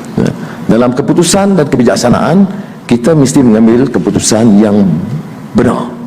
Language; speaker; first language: Malay; native; Malay